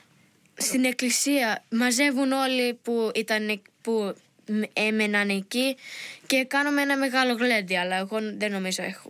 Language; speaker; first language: Greek; early bilingual, heritage; Greek